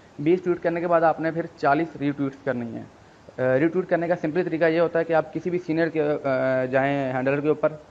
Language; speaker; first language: Urdu; non-native, local second language; Punjabi